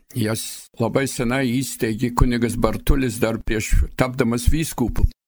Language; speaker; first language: Lithuanian; early bilingual, heritage; Lithuanian